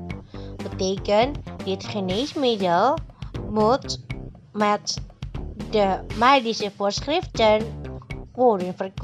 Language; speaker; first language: Dutch; non-native, fluent; Indonesian